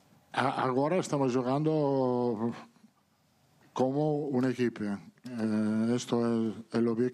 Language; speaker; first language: Portuguese; non-native, fluent; Italian